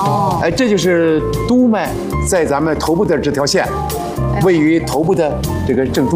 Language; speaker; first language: Chinese; native; Chinese